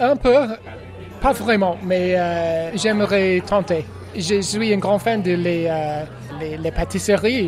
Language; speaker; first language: French; non-native, learner; English